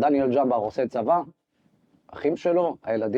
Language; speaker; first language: Hebrew; native; Hebrew